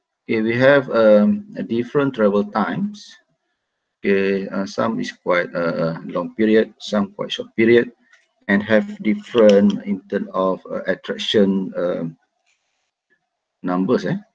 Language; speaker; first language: English; non-native, local second language; Malay